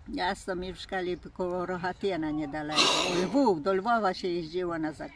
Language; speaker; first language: Polish; early bilingual, heritage; Polish